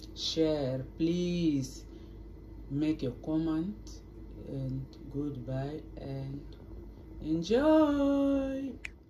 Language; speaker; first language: English; non-native, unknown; Lingala